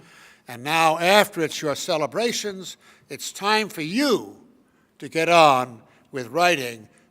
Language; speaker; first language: English; native; English